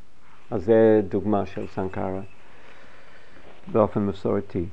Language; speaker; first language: Hebrew; non-native, fluent; English